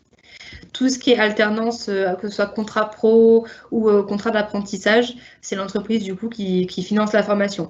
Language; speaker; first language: French; native; French